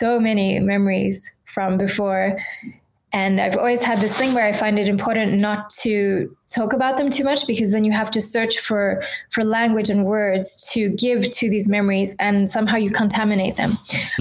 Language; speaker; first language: English; native; English